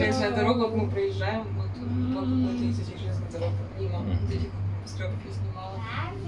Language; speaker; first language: Russian; native; Russian